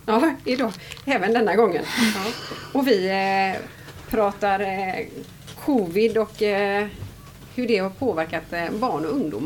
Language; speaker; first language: Swedish; native; Swedish